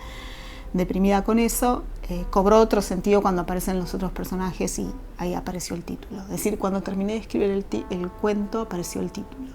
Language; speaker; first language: Spanish; native; Spanish